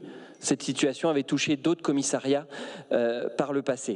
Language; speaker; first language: French; native; French